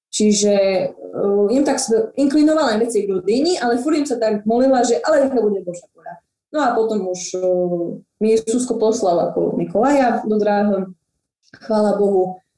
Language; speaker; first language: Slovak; non-native, local second language; Rusyn